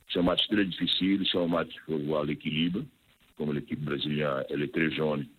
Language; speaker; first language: French; non-native, fluent; Portuguese